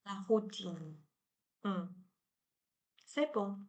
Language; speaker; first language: French; non-native, learner; Chinese